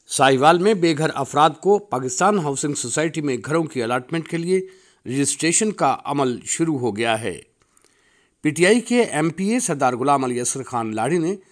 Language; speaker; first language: Urdu; non-native, local second language; Punjabi